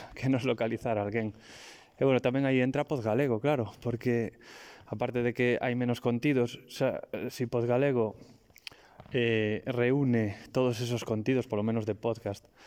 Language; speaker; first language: Galician; native; Galician